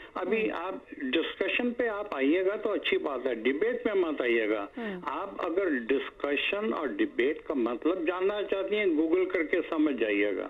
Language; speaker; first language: Hindi; native; Hindi